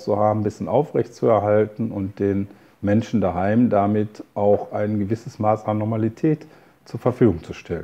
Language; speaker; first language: German; native; German